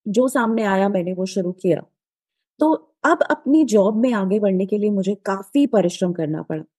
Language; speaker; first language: Hindi; native; Hindi